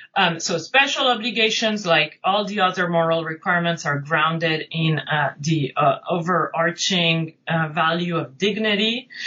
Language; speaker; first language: English; non-native, fluent; French